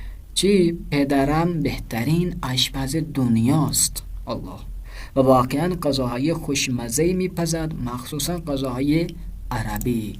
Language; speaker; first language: Persian; non-native, fluent; Urdu